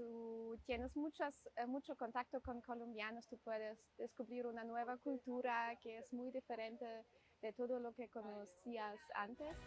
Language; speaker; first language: Spanish; non-native, fluent; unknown